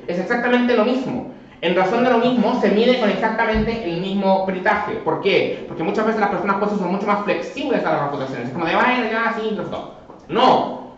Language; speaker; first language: Spanish; native; Spanish